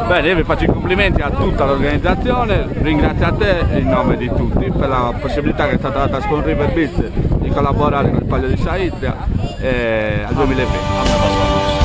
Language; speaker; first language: Italian; native; Italian